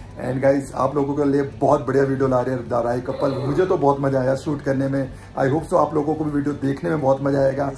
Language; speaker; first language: Hindi; non-native, local second language; Nepali